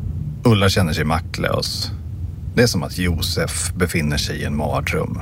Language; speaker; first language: Swedish; native; Swedish